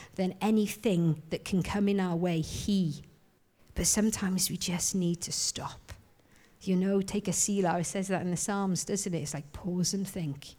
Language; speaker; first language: English; native; English